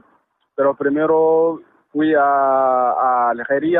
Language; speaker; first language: Spanish; non-native, learner; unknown